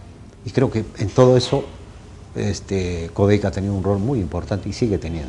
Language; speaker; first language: Spanish; native; Spanish